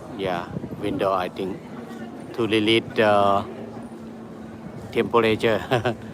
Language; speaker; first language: English; non-native, learner; Thai